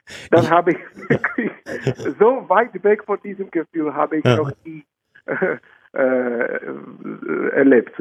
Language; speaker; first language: German; non-native, fluent; Czech